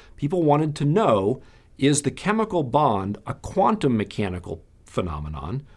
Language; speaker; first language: English; native; English